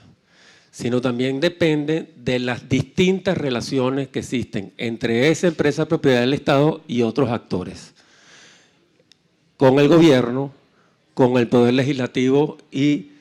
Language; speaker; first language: Spanish; native; Spanish